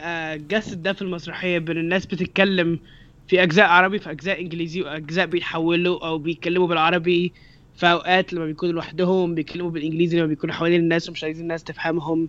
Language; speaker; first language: Arabic; native; Arabic